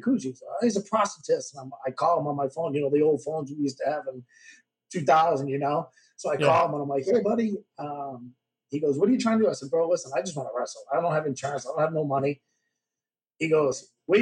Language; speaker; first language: English; native; English